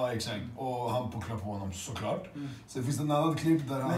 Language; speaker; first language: Swedish; early bilingual, other home language; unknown